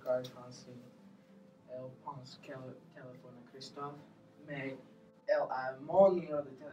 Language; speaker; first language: French; non-native, learner; English